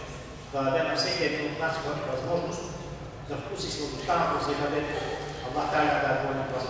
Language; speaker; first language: Bulgarian; non-native, local second language; Turkish